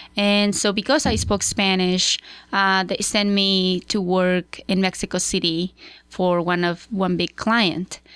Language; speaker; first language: English; non-native, fluent; Spanish